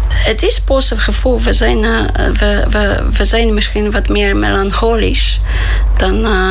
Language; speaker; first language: Dutch; non-native, fluent; Polish